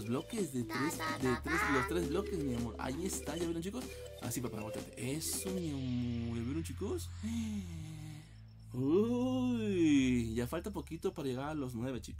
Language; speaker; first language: Spanish; native; Spanish